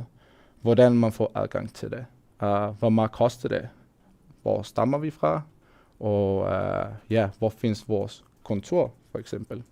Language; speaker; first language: Danish; non-native, fluent; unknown